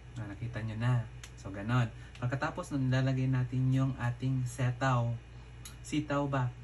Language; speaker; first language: Filipino; non-native, local second language; Iloko